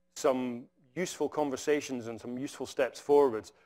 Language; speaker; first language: English; native; English